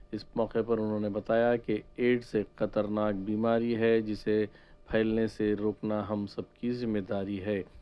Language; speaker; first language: Urdu; native; Urdu